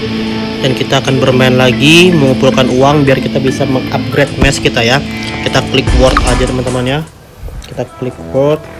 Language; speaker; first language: Indonesian; native; Indonesian